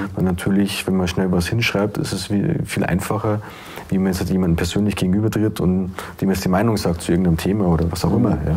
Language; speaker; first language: German; native; German